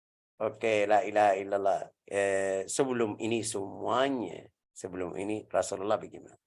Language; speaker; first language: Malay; non-native, learner; Arabic